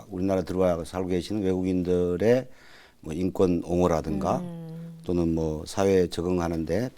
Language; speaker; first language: Korean; native; Korean